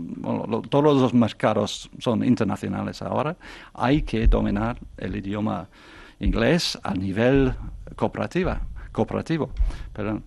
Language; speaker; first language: Spanish; non-native, fluent; English